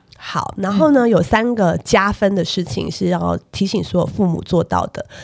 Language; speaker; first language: Chinese; native; Chinese